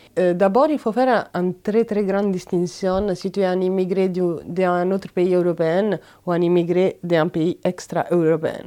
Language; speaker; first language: French; non-native, fluent; Italian